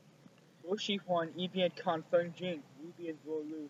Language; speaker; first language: Chinese; non-native, learner; English